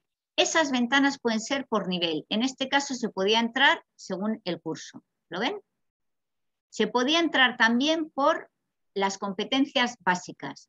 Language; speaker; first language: Spanish; native; Spanish